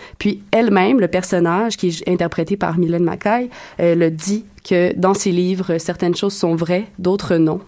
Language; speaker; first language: French; native; French